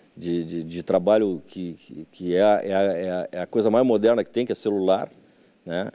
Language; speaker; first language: Portuguese; native; Portuguese